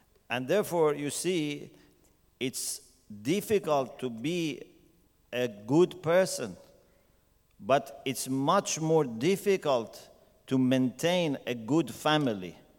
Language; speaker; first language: English; non-native, fluent; Persian